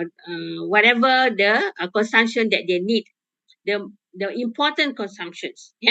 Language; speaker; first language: English; non-native, local second language; Malay